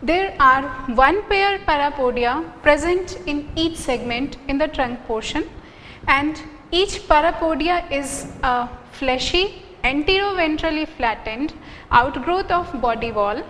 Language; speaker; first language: English; non-native, local second language; Hindi